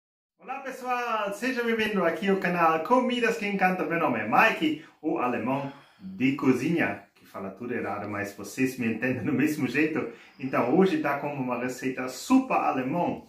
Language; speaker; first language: Portuguese; non-native, fluent; German